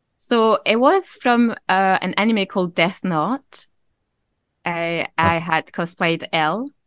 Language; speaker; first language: English; non-native, fluent; French